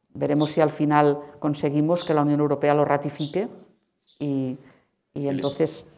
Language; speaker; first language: Spanish; non-native, local second language; Catalan